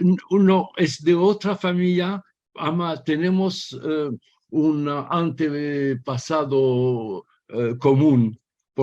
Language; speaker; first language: Spanish; early bilingual, heritage; Ladino